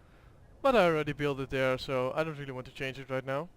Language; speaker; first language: English; non-native, fluent; Dutch